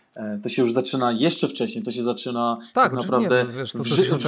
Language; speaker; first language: Polish; non-native, fluent; German